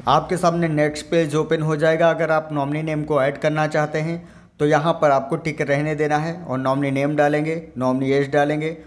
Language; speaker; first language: Hindi; native; Hindi